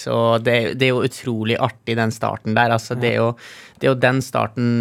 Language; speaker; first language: Norwegian; native; Norwegian